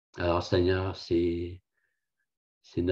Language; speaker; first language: French; native; French